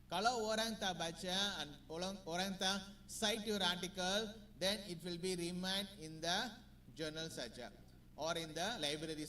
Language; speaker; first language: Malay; non-native, learner; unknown